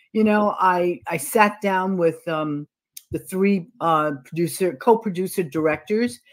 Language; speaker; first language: English; native; English